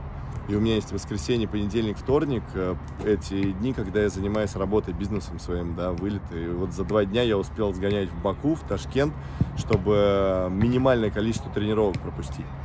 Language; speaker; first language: Russian; native; Russian